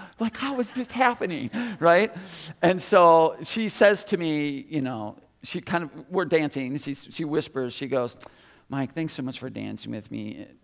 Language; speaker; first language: English; native; English